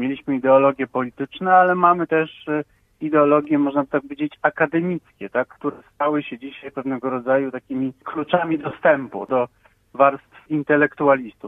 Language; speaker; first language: Polish; native; Polish